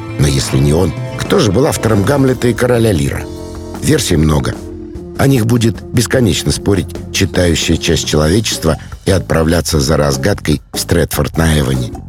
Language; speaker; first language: Russian; native; Russian